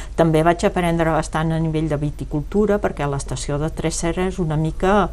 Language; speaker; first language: Catalan; non-native, local second language; French